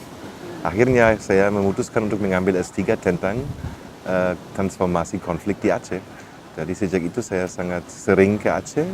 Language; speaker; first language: Indonesian; non-native, fluent; German